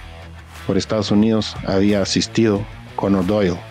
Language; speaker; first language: Spanish; native; Spanish